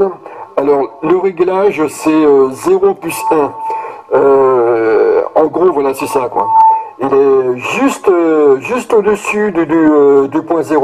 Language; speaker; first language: French; native; French